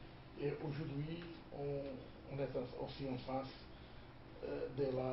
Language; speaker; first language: French; non-native, fluent; Portuguese